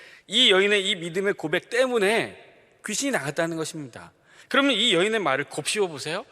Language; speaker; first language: Korean; native; Korean